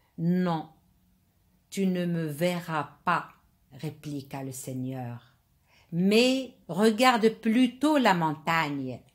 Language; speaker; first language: French; non-native, local second language; Arabic